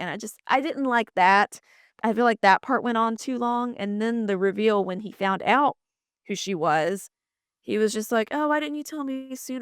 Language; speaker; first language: English; native; English